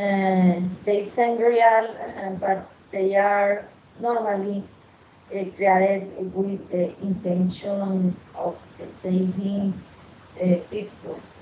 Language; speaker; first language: English; non-native, learner; Spanish